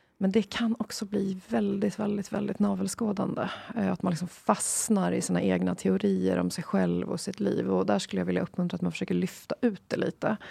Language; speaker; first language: Swedish; non-native, fluent; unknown